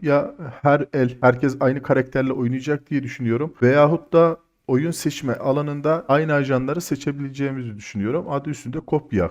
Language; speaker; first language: Turkish; native; Turkish